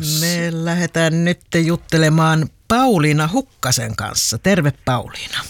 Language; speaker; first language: Finnish; early bilingual, heritage; Finnish